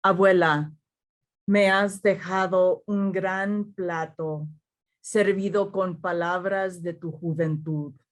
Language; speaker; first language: Spanish; early bilingual, other home language; English